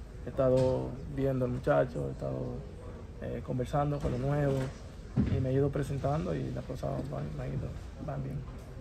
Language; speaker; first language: Spanish; native; Spanish